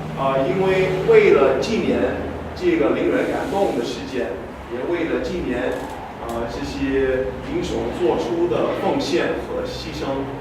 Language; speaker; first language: Chinese; non-native, fluent; English